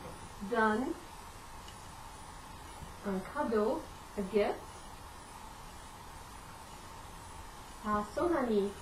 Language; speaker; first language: French; non-native, fluent; English